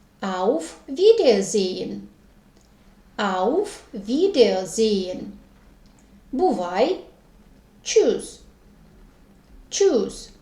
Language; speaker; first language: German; non-native, fluent; Ukrainian